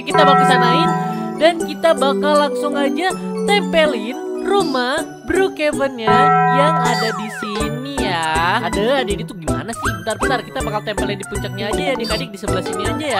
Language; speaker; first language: Indonesian; native; Indonesian